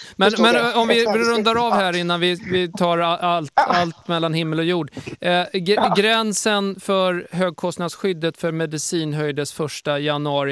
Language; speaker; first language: Swedish; native; Swedish